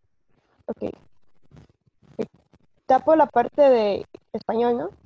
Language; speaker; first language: Spanish; non-native, learner; English